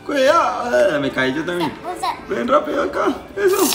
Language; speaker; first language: Spanish; native; Spanish